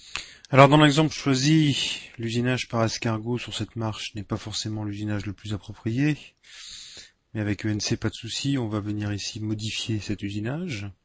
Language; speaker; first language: French; native; French